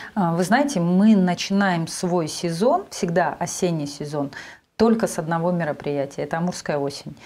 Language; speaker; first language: Russian; native; Russian